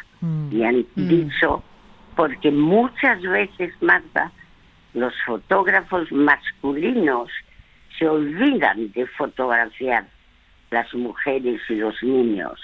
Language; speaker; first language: Spanish; early bilingual, other home language; French